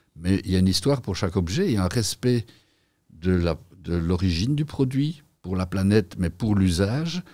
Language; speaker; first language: French; native; French